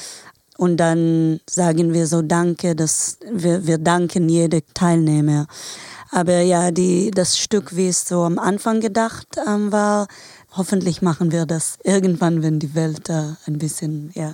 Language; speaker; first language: German; non-native, fluent; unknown